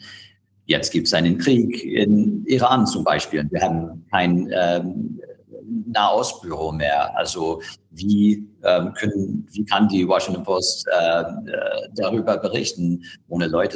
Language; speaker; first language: German; non-native, fluent; English